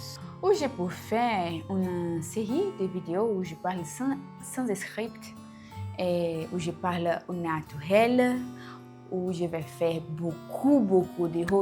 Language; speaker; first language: French; non-native, learner; Portuguese